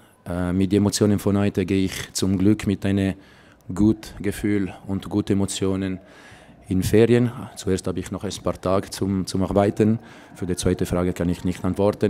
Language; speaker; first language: German; non-native, local second language; Italian